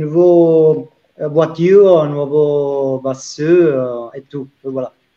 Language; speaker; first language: French; non-native, learner; Italian